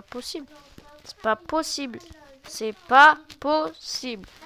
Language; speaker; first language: French; native; French